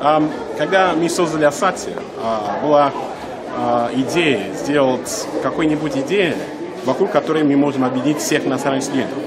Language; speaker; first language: Russian; non-native, fluent; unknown